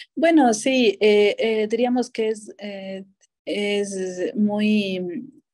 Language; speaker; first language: Spanish; native; Spanish